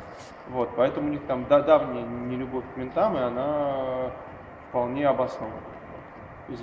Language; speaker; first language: Russian; native; Russian